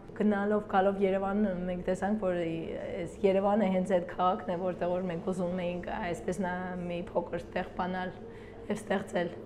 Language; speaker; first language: Armenian; early bilingual, heritage; Armenian